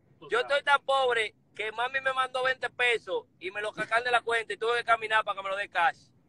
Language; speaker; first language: Spanish; early bilingual, heritage; Spanish